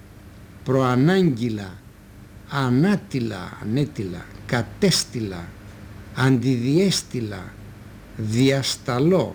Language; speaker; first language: Greek; native; Greek